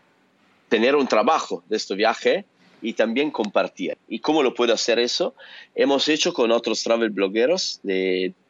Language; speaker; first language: Spanish; non-native, learner; Italian